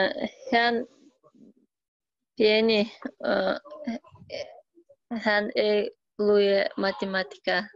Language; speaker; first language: Finnish; non-native, learner; Russian